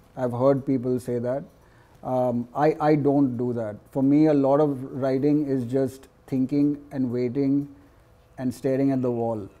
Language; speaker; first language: English; non-native, local second language; Gujarati